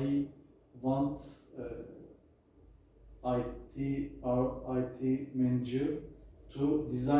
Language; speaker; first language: English; non-native, learner; Turkish